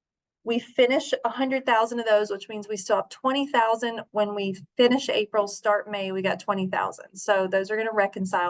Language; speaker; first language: English; native; English